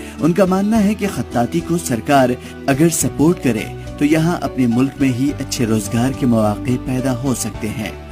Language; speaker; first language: Urdu; native; Urdu